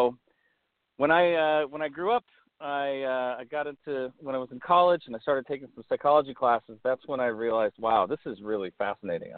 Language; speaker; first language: English; native; English